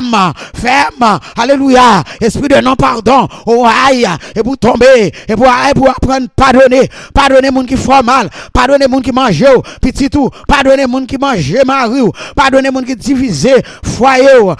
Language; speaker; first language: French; non-native, local second language; Haitian Creole